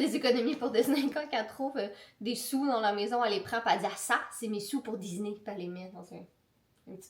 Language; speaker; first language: French; native; French